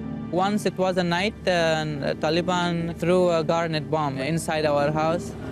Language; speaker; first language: English; non-native, fluent; Persian